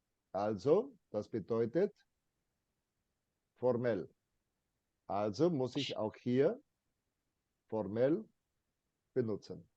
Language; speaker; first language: German; non-native, fluent; English